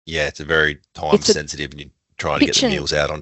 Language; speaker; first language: English; native; English